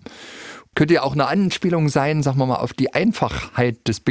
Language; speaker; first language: German; native; German